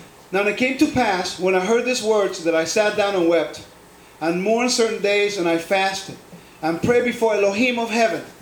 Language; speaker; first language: English; non-native, fluent; Spanish